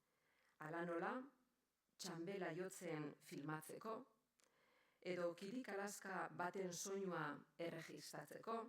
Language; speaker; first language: Basque; native; Basque